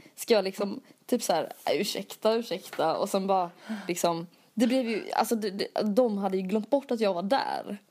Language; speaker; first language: Swedish; native; Swedish